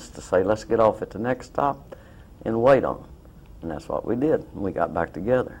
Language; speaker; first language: English; native; English